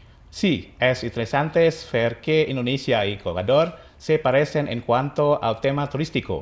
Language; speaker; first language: Spanish; non-native, fluent; Indonesian